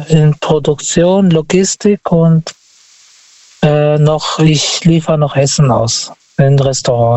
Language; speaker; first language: German; non-native, learner; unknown